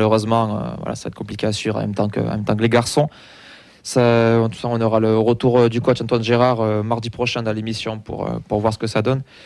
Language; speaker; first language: French; native; French